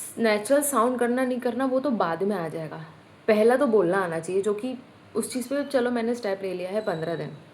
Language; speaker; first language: Hindi; native; Hindi